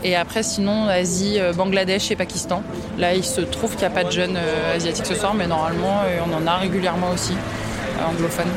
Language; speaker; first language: French; native; French